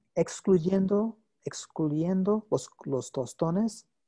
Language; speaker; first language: Spanish; non-native, fluent; English